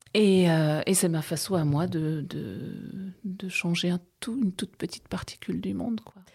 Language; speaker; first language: French; native; French